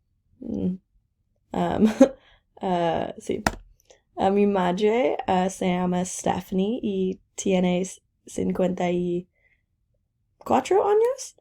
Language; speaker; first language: Spanish; non-native, learner; English